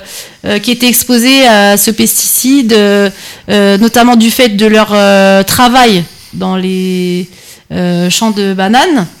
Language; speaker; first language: French; native; French